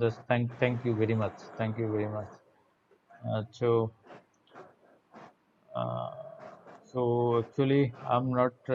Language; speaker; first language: English; non-native, learner; Bangla